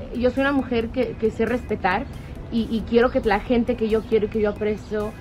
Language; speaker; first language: Spanish; early bilingual, heritage; Spanish